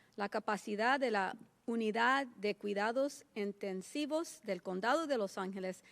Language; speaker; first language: Spanish; early bilingual, heritage; Spanish